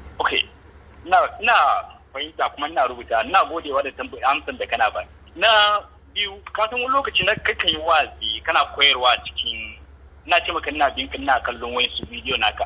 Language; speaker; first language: Hausa; non-native, local second language; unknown